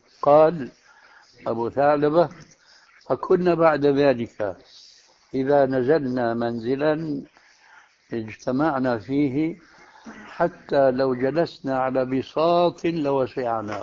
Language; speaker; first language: Arabic; early bilingual, other home language; Albanian